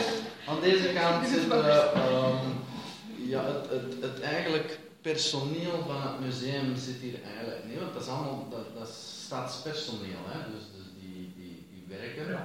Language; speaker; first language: Russian; non-native, learner; Dutch